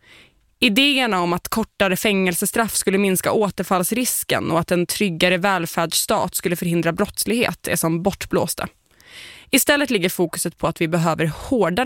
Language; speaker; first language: Swedish; native; Swedish